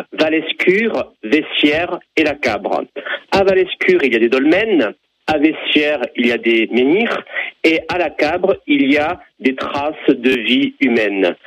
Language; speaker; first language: French; native; French